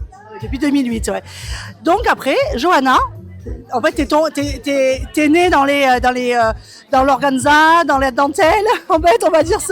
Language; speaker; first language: French; native; French